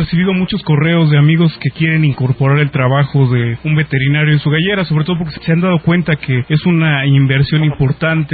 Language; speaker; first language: Spanish; native; Spanish